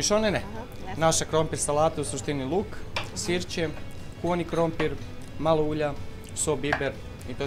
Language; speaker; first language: Serbian; native; Serbian